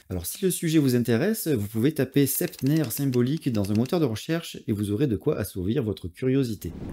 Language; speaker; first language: French; native; French